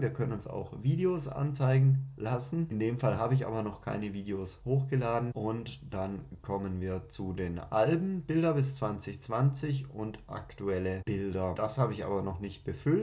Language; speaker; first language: German; native; German